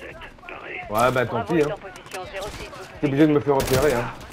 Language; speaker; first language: French; native; French